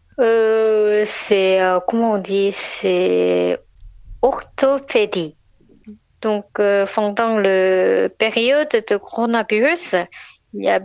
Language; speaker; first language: French; non-native, learner; Korean